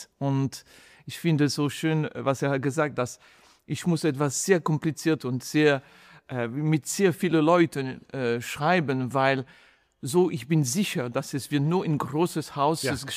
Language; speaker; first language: German; non-native, fluent; French